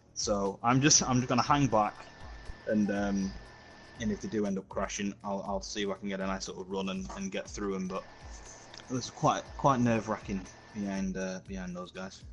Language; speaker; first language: English; native; English